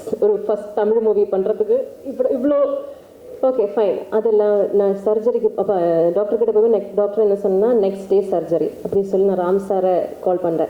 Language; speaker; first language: Tamil; non-native, learner; Malayalam